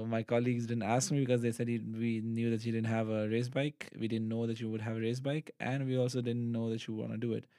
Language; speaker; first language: English; non-native, local second language; Urdu